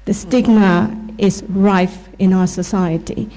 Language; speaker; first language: English; non-native, fluent; Burmese